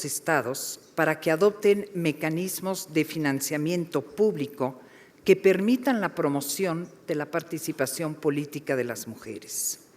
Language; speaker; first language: Spanish; native; Spanish